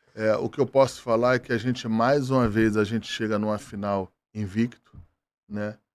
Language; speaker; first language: Portuguese; native; Portuguese